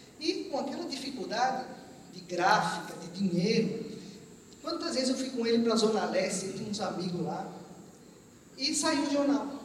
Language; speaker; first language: Portuguese; early bilingual, other home language; Armenian